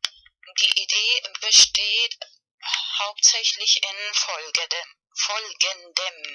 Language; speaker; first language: German; non-native, learner; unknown